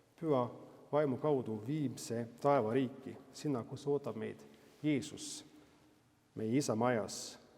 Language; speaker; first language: Estonian; non-native, fluent; Norwegian